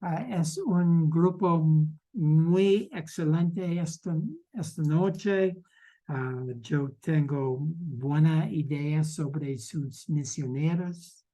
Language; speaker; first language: Spanish; non-native, learner; English